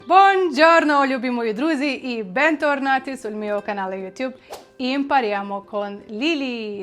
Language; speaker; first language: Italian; non-native, fluent; Ukrainian